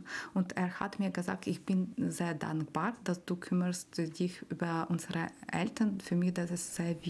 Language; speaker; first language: German; non-native, learner; Ukrainian